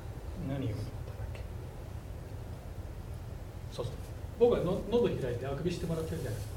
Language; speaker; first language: Japanese; native; Japanese